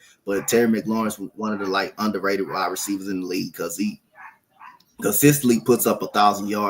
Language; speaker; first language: English; native; English